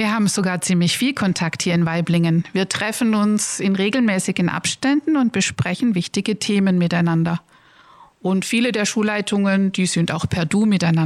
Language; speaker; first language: German; native; German